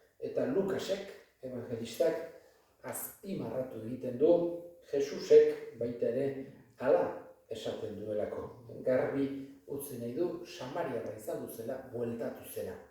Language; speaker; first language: Basque; native; Basque